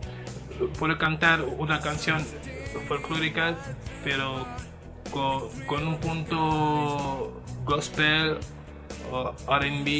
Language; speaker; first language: Spanish; non-native, fluent; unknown